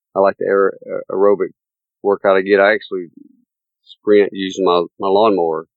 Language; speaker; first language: English; native; English